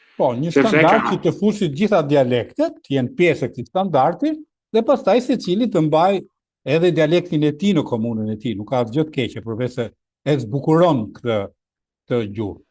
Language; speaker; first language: Albanian; native; Albanian